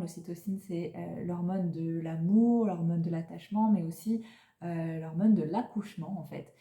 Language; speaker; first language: French; native; French